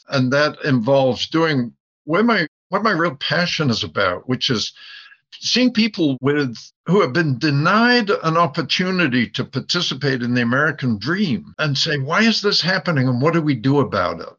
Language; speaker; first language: English; native; English